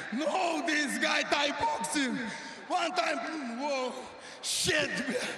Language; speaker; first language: English; non-native, learner; Russian